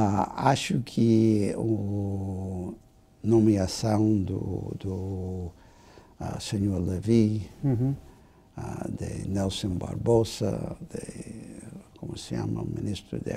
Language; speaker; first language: Portuguese; non-native, fluent; English